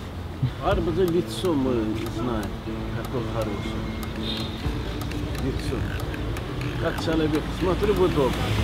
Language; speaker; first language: Russian; non-native, local second language; Azerbaijani